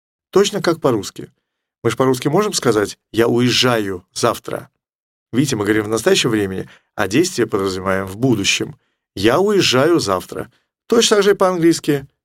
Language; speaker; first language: Russian; native; Russian